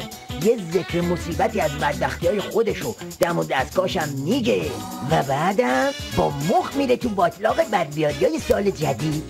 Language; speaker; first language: Persian; native; Persian